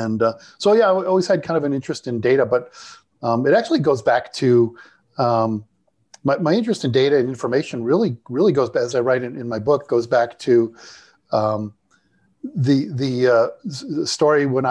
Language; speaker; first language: English; native; English